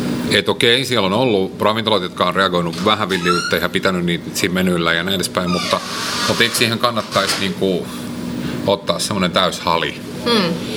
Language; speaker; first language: Finnish; native; Finnish